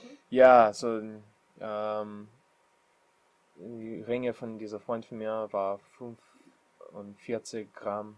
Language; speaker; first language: German; non-native, learner; English